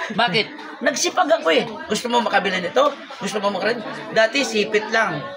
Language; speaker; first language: Filipino; non-native, local second language; Waray